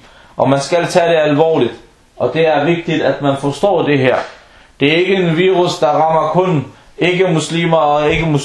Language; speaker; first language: Danish; early bilingual, other home language; Urdu